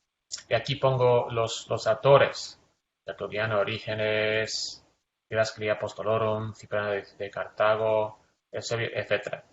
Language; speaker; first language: Spanish; non-native, fluent; English